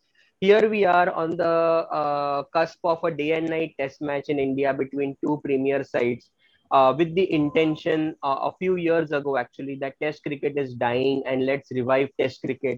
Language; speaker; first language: English; non-native, local second language; Marathi